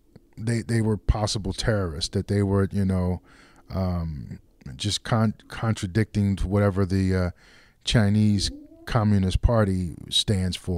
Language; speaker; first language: English; native; English